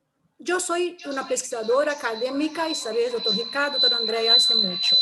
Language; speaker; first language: Spanish; non-native, learner; Portuguese